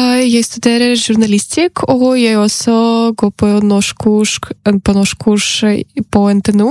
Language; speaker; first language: Norwegian; non-native, learner; Ukrainian